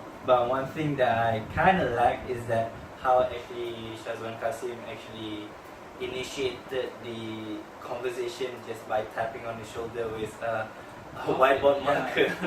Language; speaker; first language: English; non-native, fluent; Malay